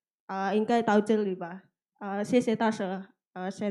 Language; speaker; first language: Chinese; non-native, learner; Indonesian